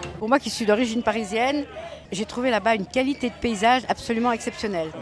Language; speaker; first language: French; native; French